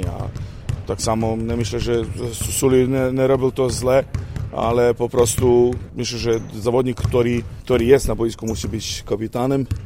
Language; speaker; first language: Polish; non-native, learner; Serbian